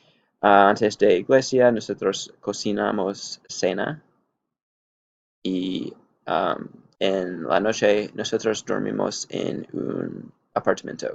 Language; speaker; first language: Spanish; non-native, learner; English